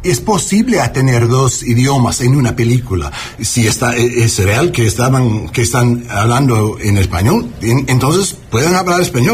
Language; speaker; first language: Spanish; non-native, learner; English